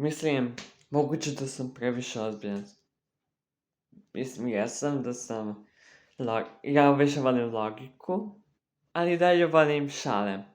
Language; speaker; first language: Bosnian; early bilingual, heritage; Serbian